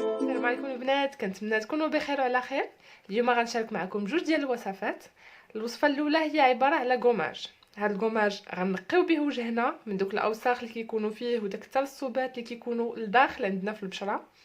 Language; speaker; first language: Arabic; native; Arabic